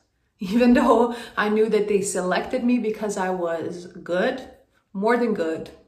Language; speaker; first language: English; non-native, fluent; Swedish